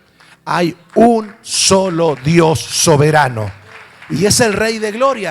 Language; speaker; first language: Spanish; native; Spanish